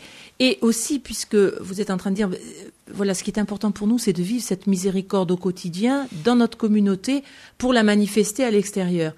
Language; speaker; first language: French; native; French